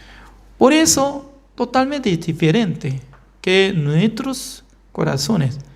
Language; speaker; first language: Spanish; non-native, fluent; Korean